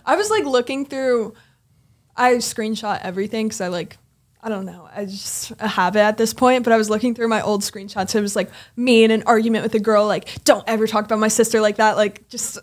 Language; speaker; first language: English; native; English